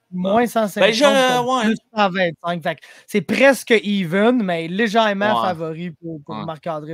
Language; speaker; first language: French; native; French